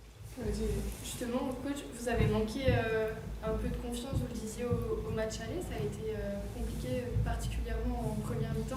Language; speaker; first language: French; native; French